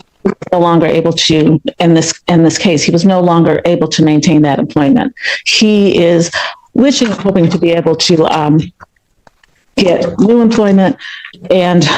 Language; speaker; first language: English; native; English